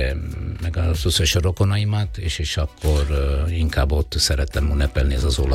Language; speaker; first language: Hungarian; non-native, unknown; Italian